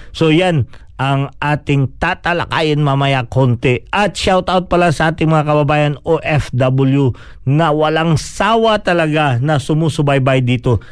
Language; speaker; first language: Filipino; non-native, local second language; Cebuano